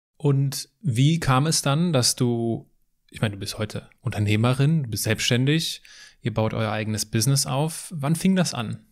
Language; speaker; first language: German; native; German